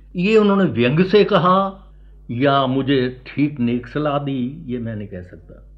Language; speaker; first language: Hindi; native; Hindi